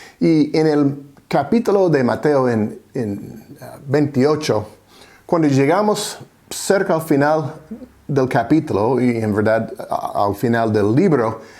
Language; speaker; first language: Spanish; non-native, fluent; English